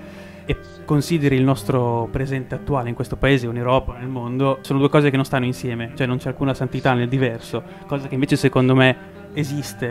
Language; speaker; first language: Italian; native; Italian